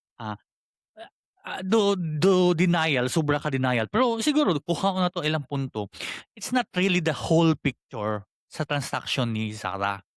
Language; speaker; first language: Cebuano; native; Cebuano